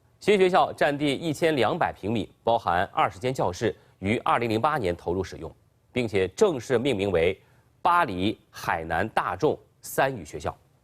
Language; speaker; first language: Chinese; native; Chinese